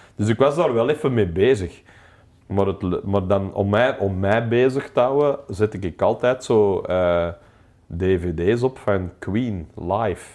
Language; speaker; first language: Dutch; non-native, local second language; English